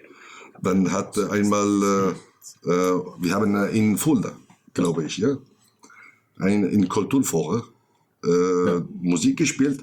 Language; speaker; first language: German; non-native, learner; Kurdish